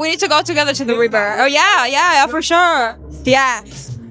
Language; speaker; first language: English; non-native, fluent; Spanish